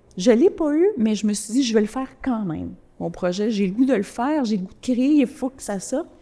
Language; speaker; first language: French; early bilingual, other home language; Spanish